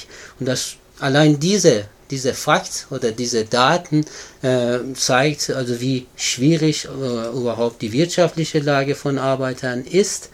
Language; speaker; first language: German; non-native, fluent; Persian